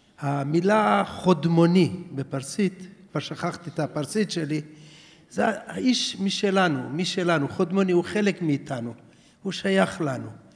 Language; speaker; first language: Hebrew; early bilingual, other home language; Persian